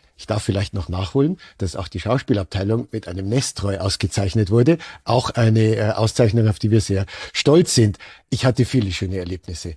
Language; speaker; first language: German; native; German